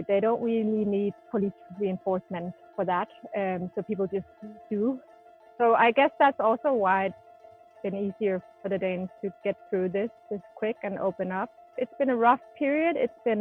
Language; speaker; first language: English; non-native, fluent; Danish